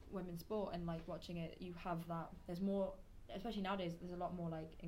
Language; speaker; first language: English; native; English